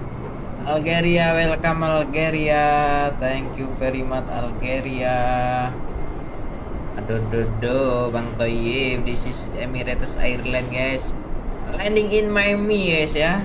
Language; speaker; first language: English; non-native, local second language; Indonesian